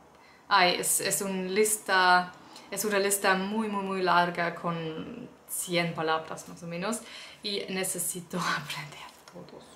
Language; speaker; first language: Spanish; non-native, learner; German